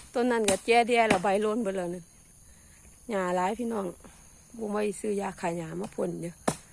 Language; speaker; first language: Thai; native; Thai